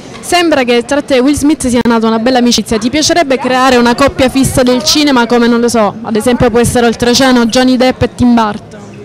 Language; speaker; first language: Italian; native; Italian